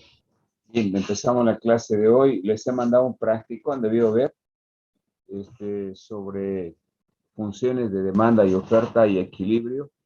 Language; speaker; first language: Spanish; native; Spanish